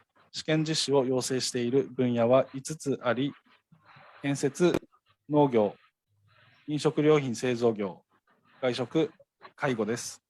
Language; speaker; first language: Japanese; native; Japanese